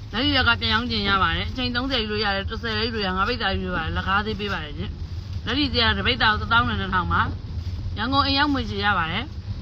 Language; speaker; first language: Burmese; non-native, local second language; Chinese